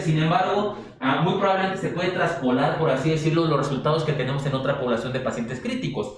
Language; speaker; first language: Spanish; native; Spanish